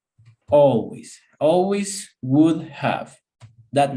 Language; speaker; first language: English; non-native, fluent; Spanish